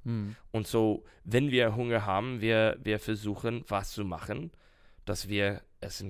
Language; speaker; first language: German; non-native, learner; English